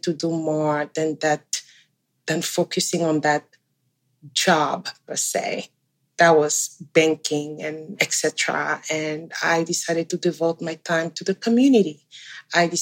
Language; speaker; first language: English; non-native, local second language; French